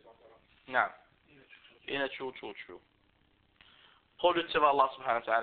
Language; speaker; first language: Danish; non-native, fluent; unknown